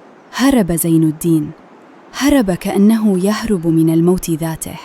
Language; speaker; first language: Arabic; native; Arabic